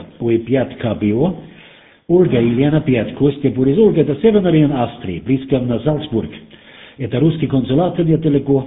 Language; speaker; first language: Russian; non-native, learner; German